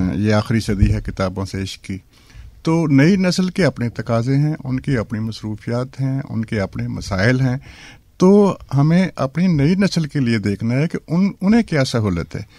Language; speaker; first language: Urdu; non-native, local second language; Punjabi